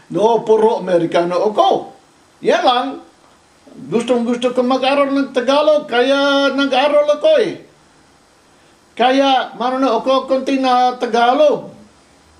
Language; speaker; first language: Filipino; non-native, learner; English